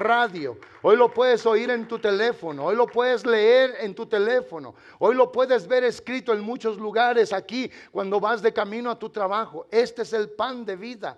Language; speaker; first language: Spanish; native; Spanish